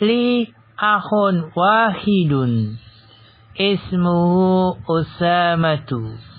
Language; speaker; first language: Arabic; non-native, fluent; Indonesian